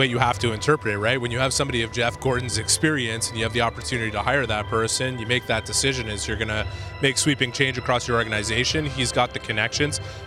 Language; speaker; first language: English; native; English